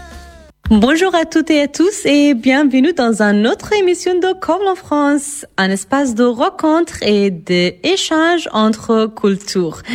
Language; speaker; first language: French; non-native, fluent; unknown